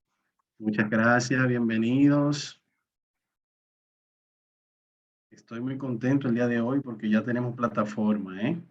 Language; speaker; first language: Spanish; native; Spanish